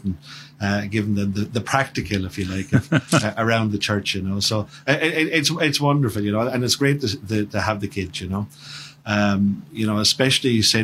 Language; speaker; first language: English; native; English